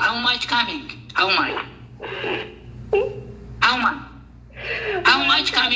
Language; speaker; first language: English; non-native, learner; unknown